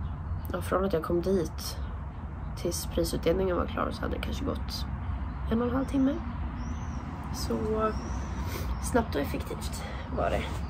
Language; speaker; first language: Swedish; native; Swedish